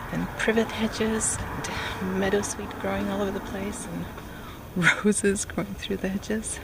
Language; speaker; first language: English; native; English